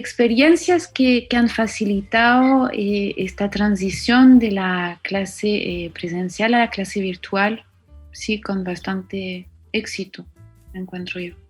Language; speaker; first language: Spanish; non-native, fluent; French